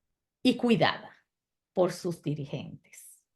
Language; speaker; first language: Spanish; native; Spanish